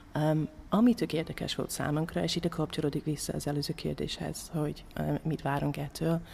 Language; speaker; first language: Hungarian; non-native, fluent; English